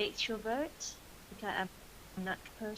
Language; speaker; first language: English; non-native, learner; Vietnamese